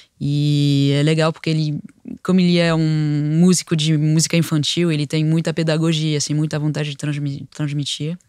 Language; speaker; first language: Portuguese; non-native, fluent; French